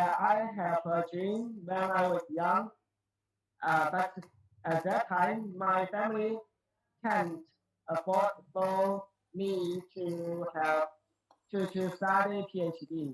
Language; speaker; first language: English; non-native, learner; Chinese